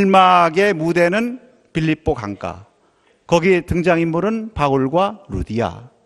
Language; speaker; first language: Korean; native; Korean